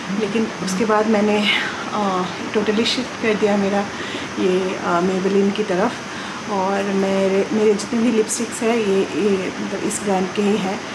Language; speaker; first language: Hindi; non-native, local second language; Assamese